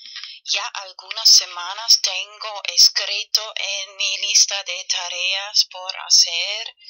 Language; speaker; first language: Spanish; non-native, fluent; German